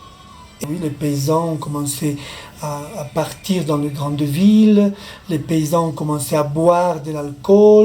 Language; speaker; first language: French; non-native, fluent; Spanish